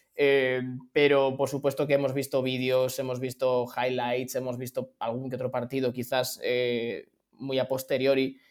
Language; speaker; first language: Spanish; native; Spanish